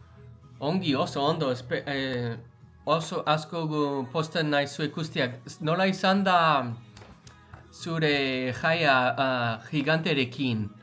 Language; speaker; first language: Basque; non-native, learner; English